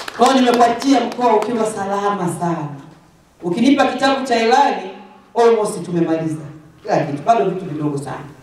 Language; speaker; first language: Swahili; native; Swahili